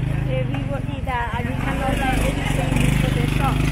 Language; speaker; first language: English; non-native, learner; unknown